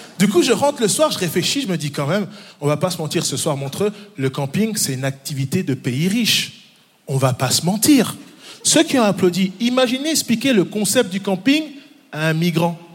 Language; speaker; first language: French; early bilingual, other home language; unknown